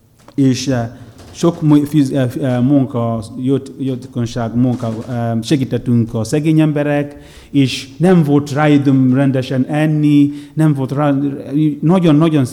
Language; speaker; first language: Hungarian; non-native, learner; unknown